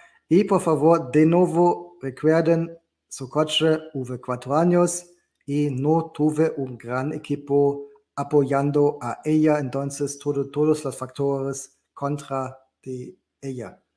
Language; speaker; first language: Spanish; non-native, fluent; German